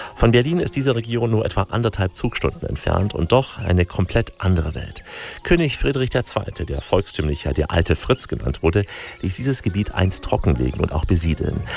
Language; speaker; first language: German; native; German